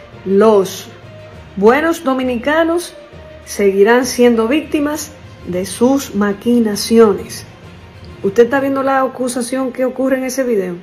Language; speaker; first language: Spanish; native; Spanish